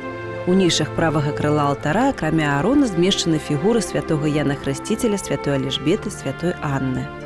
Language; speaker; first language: Belarusian; native; Belarusian